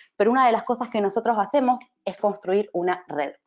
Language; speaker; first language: Spanish; native; Spanish